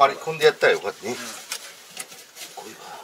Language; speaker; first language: Japanese; native; Japanese